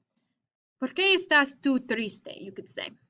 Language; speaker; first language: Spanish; non-native, fluent; English